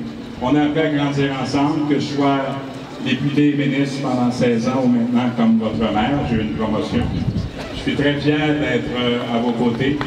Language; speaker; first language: French; native; French